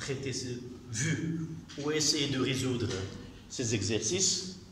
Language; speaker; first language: French; non-native, local second language; Arabic